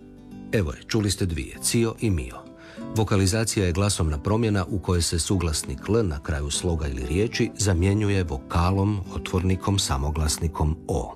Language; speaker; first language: Serbian; native; Serbian